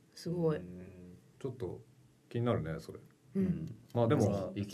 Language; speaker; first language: Japanese; early bilingual, heritage; Japanese